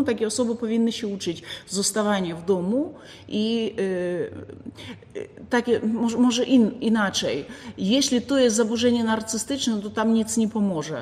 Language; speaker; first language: Polish; non-native, fluent; Ukrainian